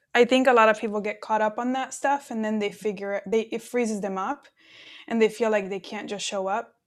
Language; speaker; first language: English; early bilingual, other home language; Spanish